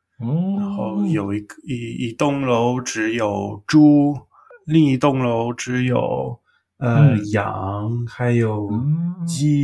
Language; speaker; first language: Chinese; non-native, learner; English